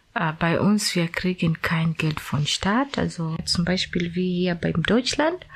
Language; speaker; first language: German; non-native, learner; Swahili